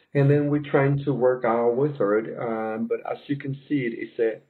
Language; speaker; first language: English; native; English